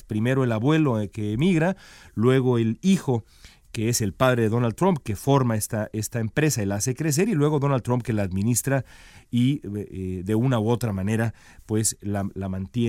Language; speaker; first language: Spanish; native; Spanish